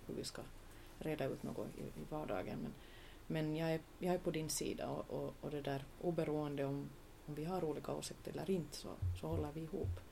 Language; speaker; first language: Swedish; native; Swedish